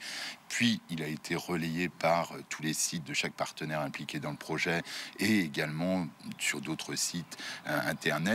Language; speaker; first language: French; native; French